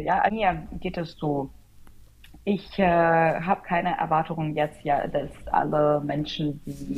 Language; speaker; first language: German; non-native, fluent; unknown